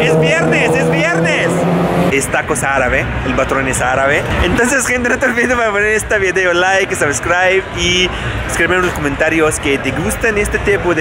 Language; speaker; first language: Spanish; non-native, learner; Arabic